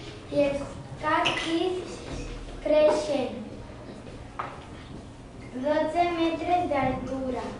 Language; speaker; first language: Catalan; non-native, local second language; Spanish